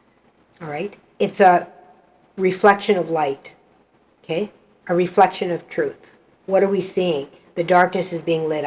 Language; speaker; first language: English; native; English